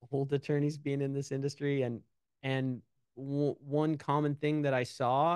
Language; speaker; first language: English; native; English